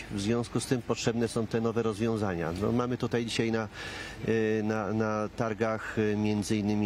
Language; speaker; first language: Polish; native; Polish